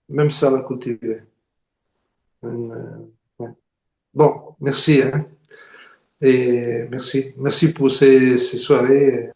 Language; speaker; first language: French; non-native, fluent; Italian